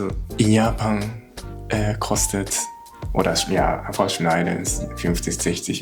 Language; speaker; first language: German; non-native, learner; Japanese